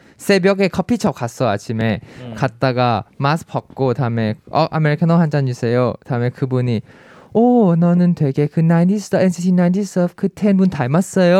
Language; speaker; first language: Korean; non-native, fluent; Chinese